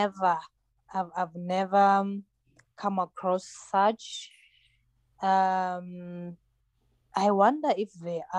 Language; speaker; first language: English; non-native, local second language; Tsonga